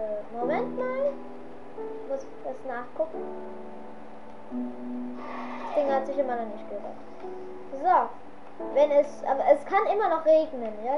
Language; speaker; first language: German; native; German